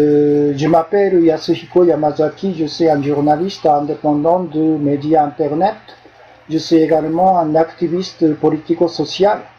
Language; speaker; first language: French; non-native, fluent; Japanese